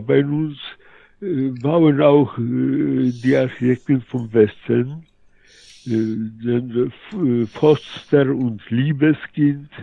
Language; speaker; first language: German; early bilingual, heritage; Polish